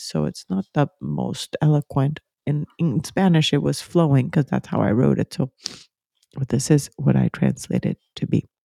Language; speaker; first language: English; early bilingual, other home language; Spanish